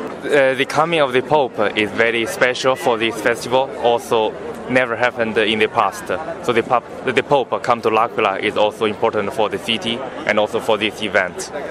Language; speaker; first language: English; non-native, learner; Chinese